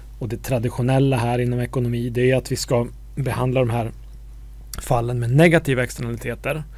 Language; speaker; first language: Swedish; native; Swedish